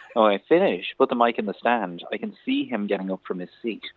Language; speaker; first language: English; native; English